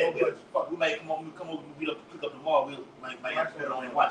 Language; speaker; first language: English; native; English